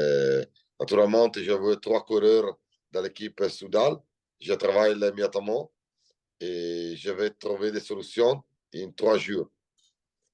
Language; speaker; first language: French; non-native, learner; Italian